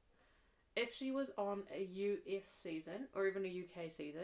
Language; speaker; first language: English; native; English